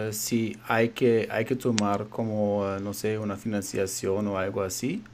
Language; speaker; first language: Spanish; non-native, fluent; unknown